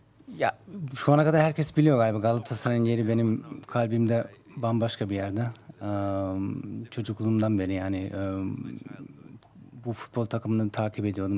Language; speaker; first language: Turkish; early bilingual, heritage; Turkish